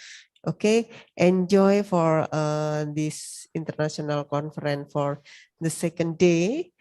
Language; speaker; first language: English; non-native, learner; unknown